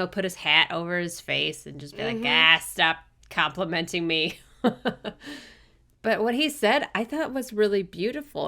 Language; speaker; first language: English; native; English